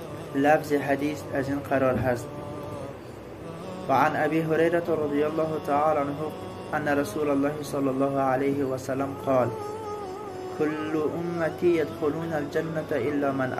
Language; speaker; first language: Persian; native; Persian